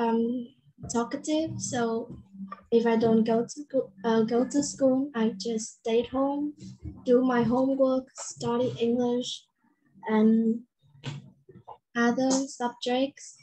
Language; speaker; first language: English; non-native, learner; Vietnamese